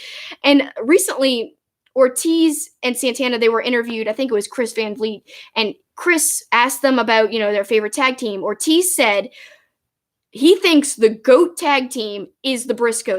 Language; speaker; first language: English; native; English